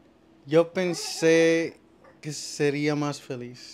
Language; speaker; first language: Spanish; early bilingual, heritage; Spanish